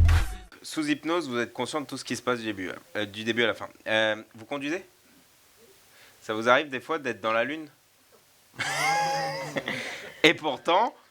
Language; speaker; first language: French; native; French